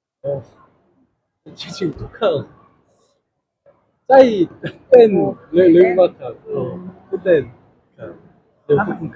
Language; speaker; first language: Thai; non-native, learner; Korean